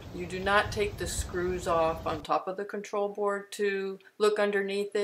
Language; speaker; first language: English; native; English